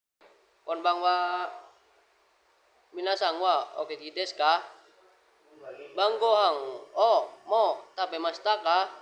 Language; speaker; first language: Japanese; non-native, learner; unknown